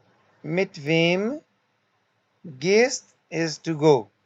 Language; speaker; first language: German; non-native, learner; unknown